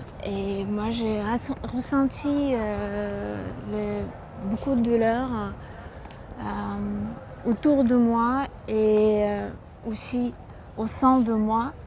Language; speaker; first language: French; non-native, fluent; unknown